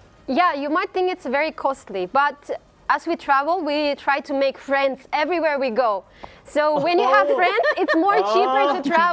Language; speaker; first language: English; non-native, fluent; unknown